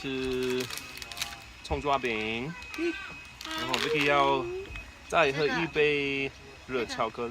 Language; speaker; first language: Chinese; non-native, learner; English